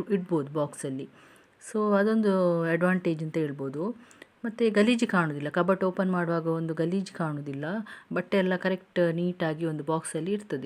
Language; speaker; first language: Kannada; non-native, local second language; Tulu